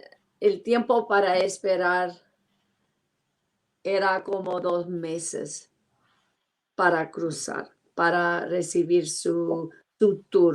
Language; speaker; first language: Spanish; non-native, learner; English